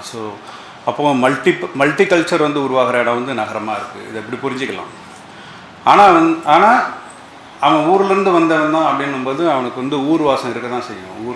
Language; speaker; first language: Tamil; native; Tamil